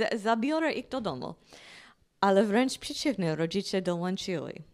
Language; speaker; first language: Polish; non-native, fluent; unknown